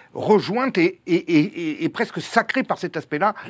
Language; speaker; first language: French; native; French